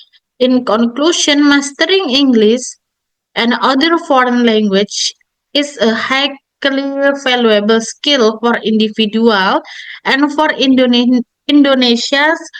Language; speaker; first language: English; non-native, learner; Indonesian